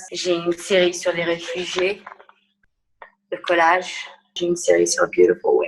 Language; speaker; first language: French; non-native, fluent; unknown